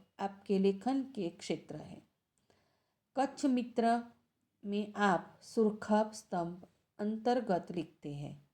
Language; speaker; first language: Hindi; non-native, local second language; Gujarati